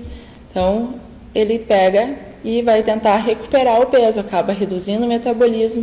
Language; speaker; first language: Portuguese; native; Portuguese